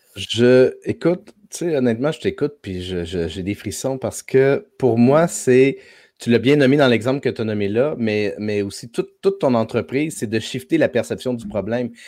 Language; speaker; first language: French; native; French